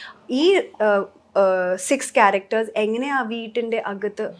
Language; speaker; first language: Malayalam; early bilingual, heritage; Malayalam